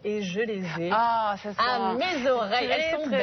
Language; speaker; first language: French; native; French